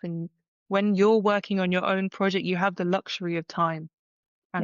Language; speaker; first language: English; native; English